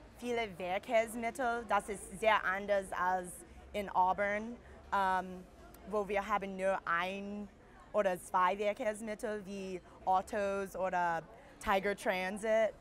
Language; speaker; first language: German; non-native, learner; English